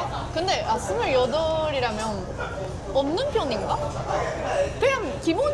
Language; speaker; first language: Korean; non-native, fluent; Japanese